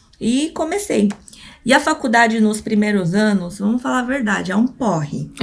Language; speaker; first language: Portuguese; early bilingual, other home language; Korean